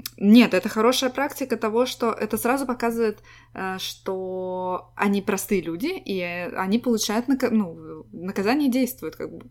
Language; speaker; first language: Russian; native; Russian